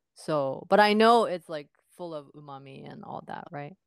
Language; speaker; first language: English; non-native, fluent; Japanese